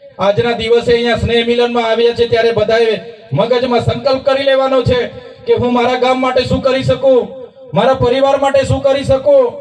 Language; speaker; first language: Gujarati; non-native, local second language; Vasavi